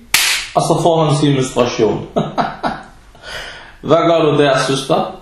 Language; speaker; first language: Danish; early bilingual, other home language; Arabic